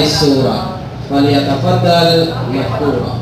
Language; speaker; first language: Arabic; non-native, learner; Maranao